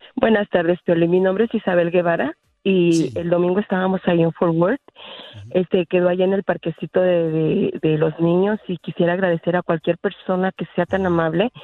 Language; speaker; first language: Spanish; native; Spanish